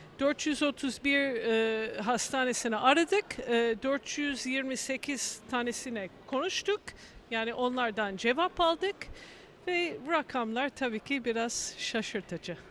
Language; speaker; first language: Turkish; non-native, fluent; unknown